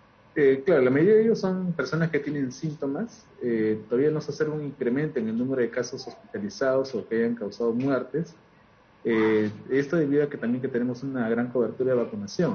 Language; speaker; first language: Spanish; native; Spanish